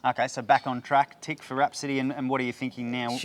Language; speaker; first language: English; native; English